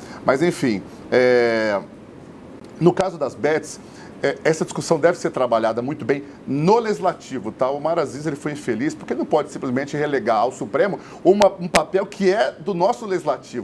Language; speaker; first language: Portuguese; native; Portuguese